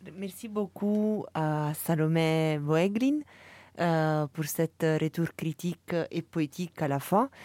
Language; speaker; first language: French; non-native, fluent; Italian